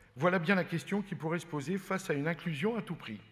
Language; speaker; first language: French; native; French